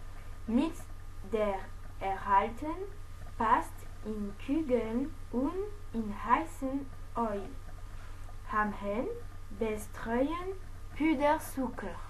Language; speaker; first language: German; non-native, learner; French